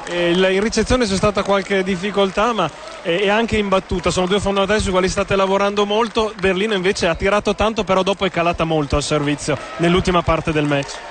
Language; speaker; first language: Italian; native; Italian